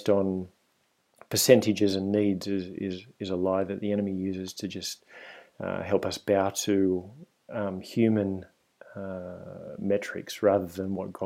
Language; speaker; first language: English; native; English